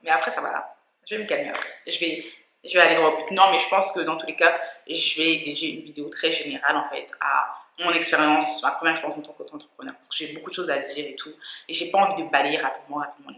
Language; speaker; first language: French; native; French